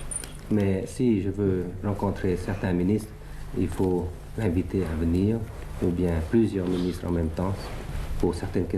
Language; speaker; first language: French; early bilingual, other home language; Thai